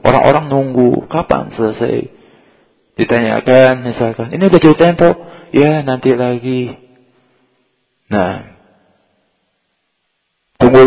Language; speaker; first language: Indonesian; native; Indonesian